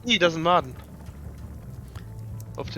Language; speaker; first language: German; native; German